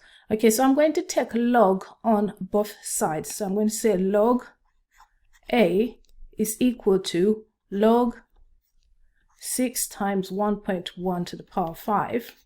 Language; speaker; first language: English; non-native, local second language; Swahili